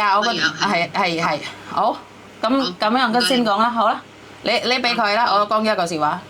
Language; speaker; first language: Cantonese; non-native, fluent; Javanese